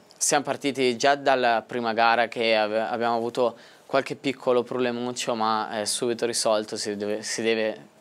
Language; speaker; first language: Italian; native; Italian